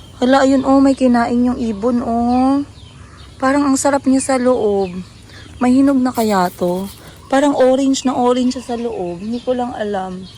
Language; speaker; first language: Filipino; non-native, local second language; Hiligaynon